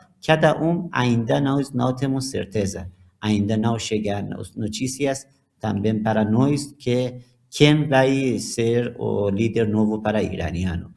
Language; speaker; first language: Portuguese; non-native, learner; Persian